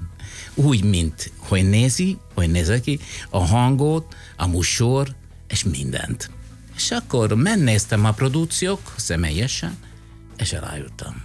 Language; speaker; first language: Hungarian; non-native, fluent; Italian